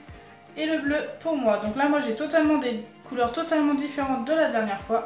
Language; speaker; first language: French; native; French